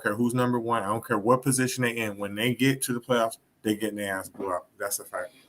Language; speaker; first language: English; native; English